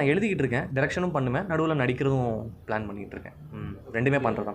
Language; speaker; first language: Tamil; native; Tamil